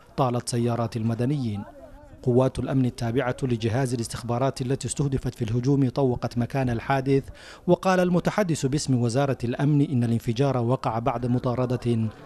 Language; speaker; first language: Arabic; non-native, local second language; Somali